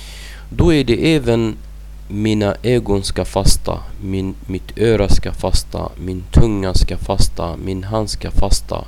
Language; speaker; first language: Swedish; non-native, fluent; Arabic